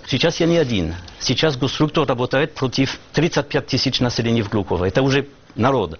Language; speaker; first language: Russian; non-native, learner; French